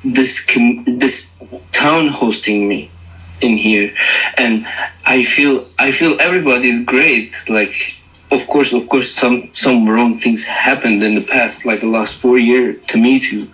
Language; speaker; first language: English; non-native, learner; Turkish